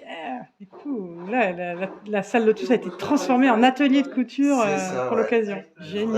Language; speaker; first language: French; native; French